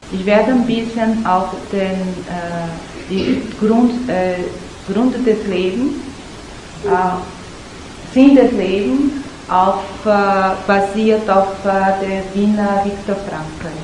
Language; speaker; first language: German; non-native, learner; Portuguese